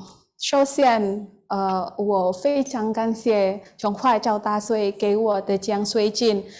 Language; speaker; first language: Chinese; non-native, learner; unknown